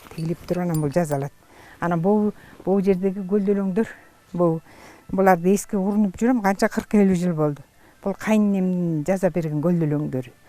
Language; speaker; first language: Kyrgyz; native; Kyrgyz